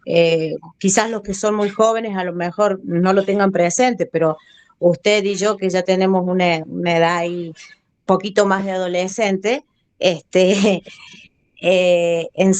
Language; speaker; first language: Spanish; native; Spanish